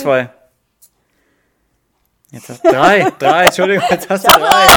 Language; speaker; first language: German; native; German